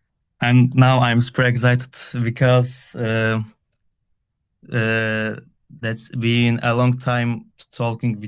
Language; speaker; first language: English; non-native, learner; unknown